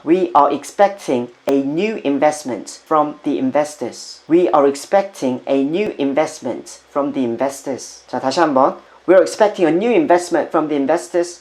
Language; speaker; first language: English; non-native, fluent; Korean